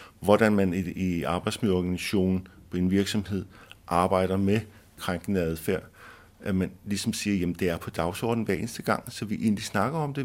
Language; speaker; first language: Danish; native; Danish